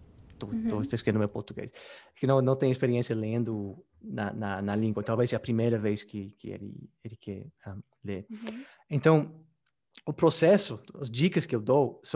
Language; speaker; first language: Portuguese; non-native, fluent; English